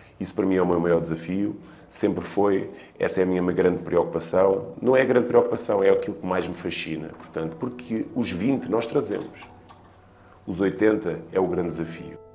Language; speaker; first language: Portuguese; native; Portuguese